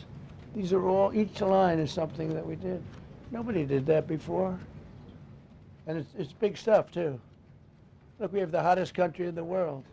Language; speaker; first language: English; native; English